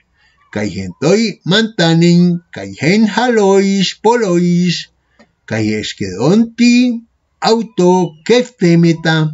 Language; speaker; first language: Greek; non-native, learner; Spanish